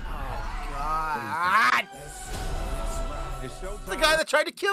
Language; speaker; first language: English; native; English